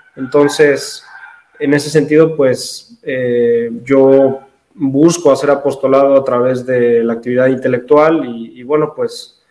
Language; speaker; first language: Spanish; native; Spanish